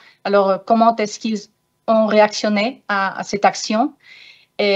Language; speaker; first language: French; non-native, fluent; Spanish